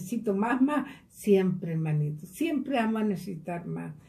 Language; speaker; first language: Spanish; native; Spanish